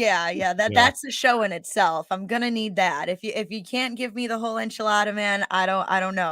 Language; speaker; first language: English; native; English